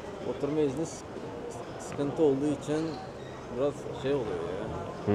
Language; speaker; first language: Turkish; non-native, fluent; Uzbek